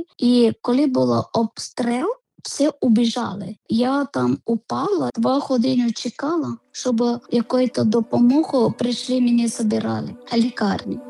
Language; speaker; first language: Ukrainian; non-native, learner; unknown